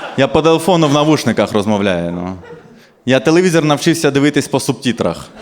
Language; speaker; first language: Ukrainian; non-native, local second language; Russian